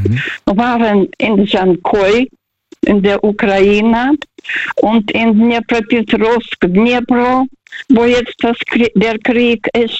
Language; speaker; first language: German; early bilingual, heritage; Russian